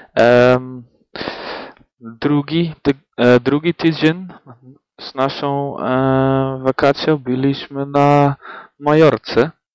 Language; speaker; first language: Polish; non-native, learner; Dutch